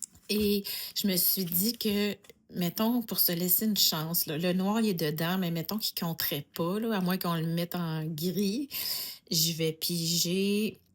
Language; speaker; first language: French; native; French